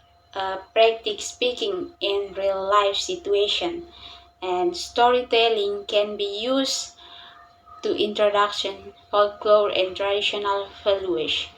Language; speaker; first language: English; non-native, learner; Indonesian